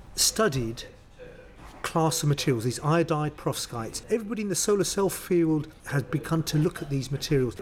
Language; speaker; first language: English; native; English